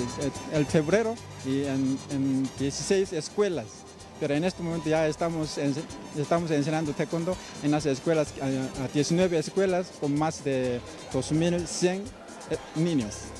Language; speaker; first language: Spanish; non-native, fluent; Korean